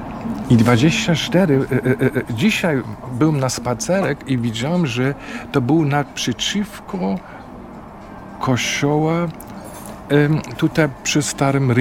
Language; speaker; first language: Polish; non-native, learner; German